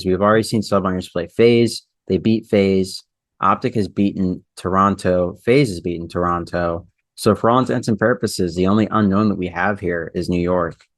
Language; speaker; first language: English; native; English